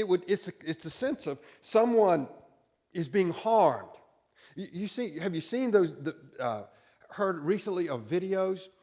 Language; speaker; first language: English; native; English